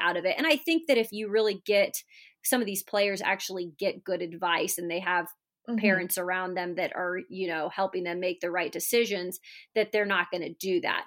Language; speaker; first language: English; native; English